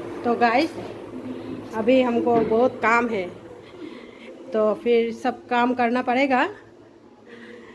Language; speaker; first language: Hindi; non-native, local second language; Bangla